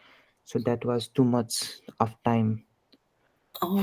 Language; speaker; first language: English; non-native, fluent; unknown